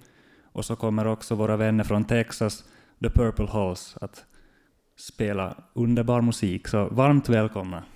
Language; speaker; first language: Swedish; native; Swedish